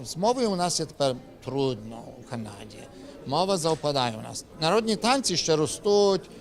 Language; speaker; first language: Ukrainian; early bilingual, heritage; Ukrainian